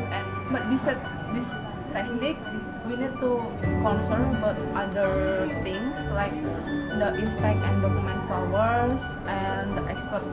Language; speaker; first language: English; non-native, learner; Indonesian